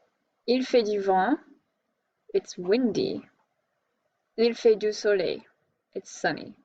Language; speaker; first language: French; non-native, fluent; English